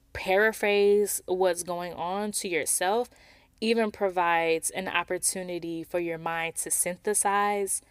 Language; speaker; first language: English; native; English